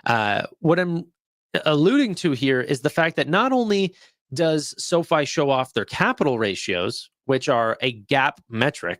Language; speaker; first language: English; native; English